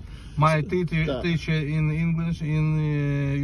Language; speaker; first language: English; non-native, learner; Russian